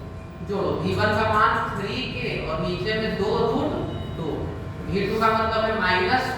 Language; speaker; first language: Hindi; native; Hindi